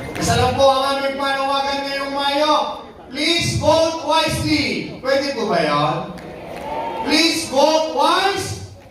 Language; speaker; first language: Filipino; native; Filipino